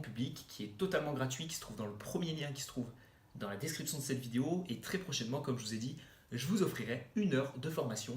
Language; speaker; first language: French; native; French